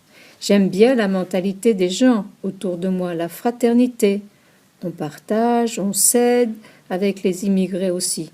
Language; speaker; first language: French; non-native, learner; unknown